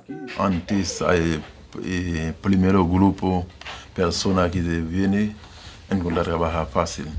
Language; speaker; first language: Spanish; non-native, learner; Haitian Creole